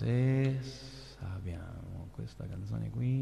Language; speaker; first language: Italian; non-native, learner; Spanish